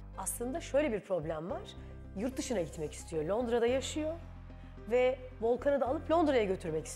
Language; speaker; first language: Turkish; native; Turkish